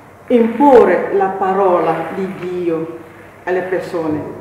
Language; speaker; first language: Italian; non-native, fluent; Igbo